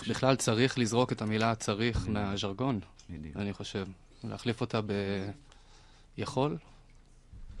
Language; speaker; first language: Hebrew; native; Hebrew